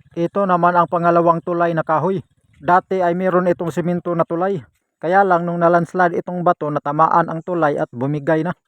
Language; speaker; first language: Filipino; non-native, local second language; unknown